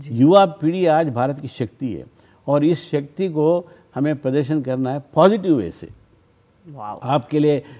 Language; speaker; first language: Hindi; non-native, local second language; Telugu